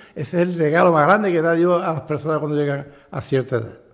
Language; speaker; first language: Spanish; native; Spanish